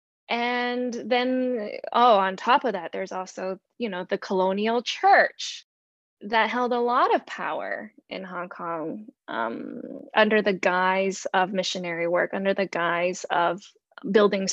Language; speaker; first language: English; non-native, local second language; Cantonese